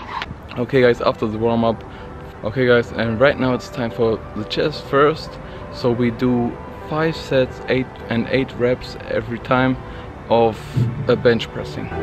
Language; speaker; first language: English; non-native, fluent; German